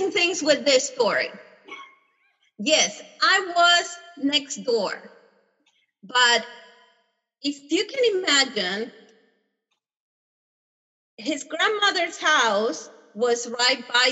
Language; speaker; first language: English; non-native, fluent; Spanish